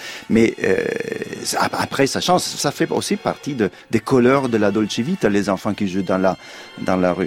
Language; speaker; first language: French; non-native, fluent; Italian